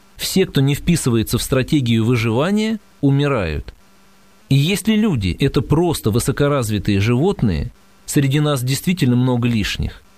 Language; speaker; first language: Russian; native; Russian